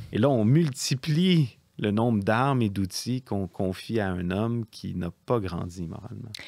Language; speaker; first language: French; native; French